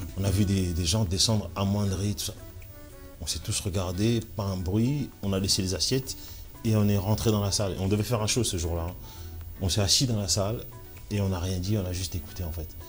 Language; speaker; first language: French; early bilingual, other home language; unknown